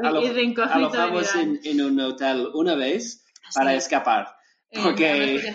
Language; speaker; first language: Spanish; non-native, learner; English